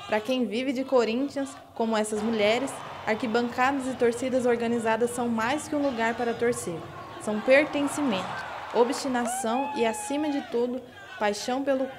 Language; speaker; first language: Portuguese; native; Portuguese